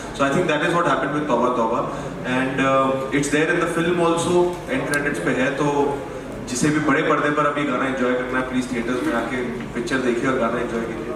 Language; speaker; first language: Hindi; native; Hindi